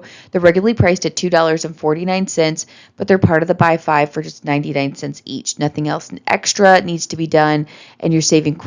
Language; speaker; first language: English; native; English